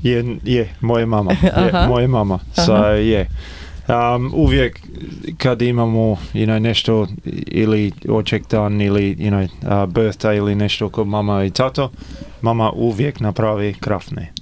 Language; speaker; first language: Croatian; early bilingual, heritage; Croatian